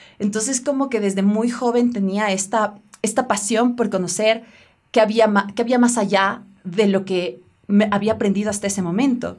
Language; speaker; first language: Spanish; native; Spanish